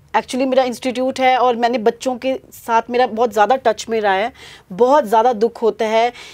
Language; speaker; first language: Hindi; non-native, local second language; Punjabi